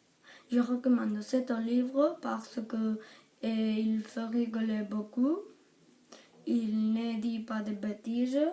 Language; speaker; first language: French; non-native, learner; Catalan